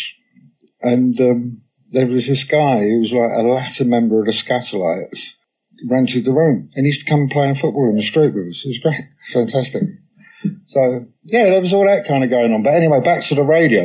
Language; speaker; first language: English; native; English